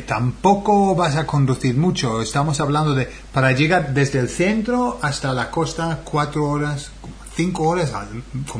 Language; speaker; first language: Spanish; non-native, fluent; English